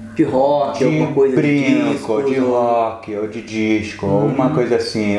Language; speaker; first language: Portuguese; early bilingual, other home language; English